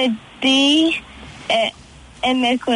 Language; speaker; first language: Italian; early bilingual, heritage; Italian